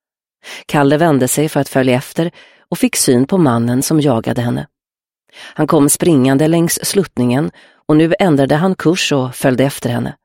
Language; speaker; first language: Swedish; native; Swedish